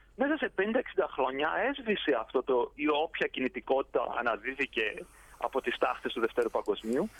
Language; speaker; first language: Greek; native; Greek